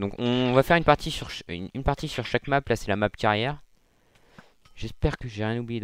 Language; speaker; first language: French; native; French